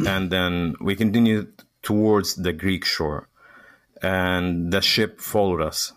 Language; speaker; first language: English; non-native, fluent; Arabic